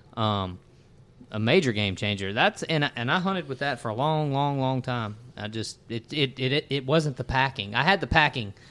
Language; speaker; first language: English; native; English